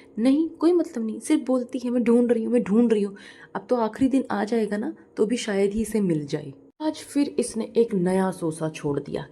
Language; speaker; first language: Hindi; native; Hindi